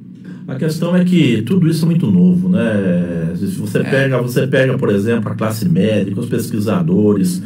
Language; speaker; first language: Portuguese; native; Portuguese